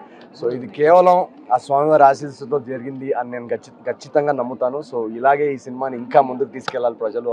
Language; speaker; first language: Telugu; native; Telugu